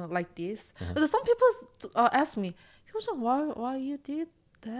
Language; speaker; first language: English; non-native, learner; Korean